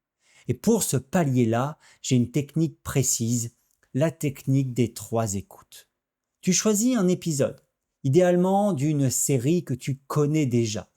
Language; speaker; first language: French; native; French